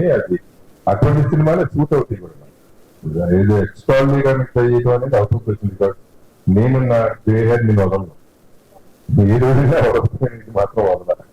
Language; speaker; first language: Telugu; native; Telugu